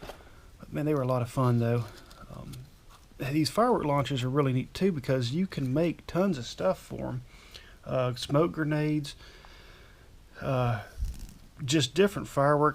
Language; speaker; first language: English; native; English